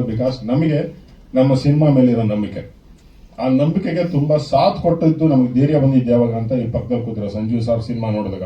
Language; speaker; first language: Kannada; native; Kannada